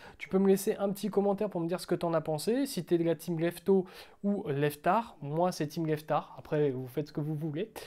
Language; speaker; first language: French; native; French